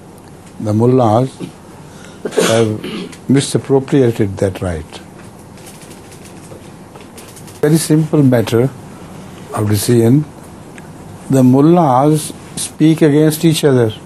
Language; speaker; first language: English; non-native, local second language; Urdu